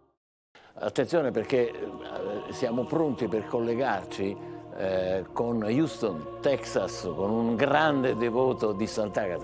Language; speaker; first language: Italian; native; Italian